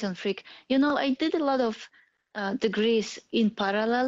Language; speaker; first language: English; non-native, fluent; Polish